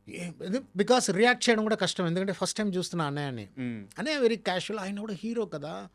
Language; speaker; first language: Telugu; non-native, fluent; Tamil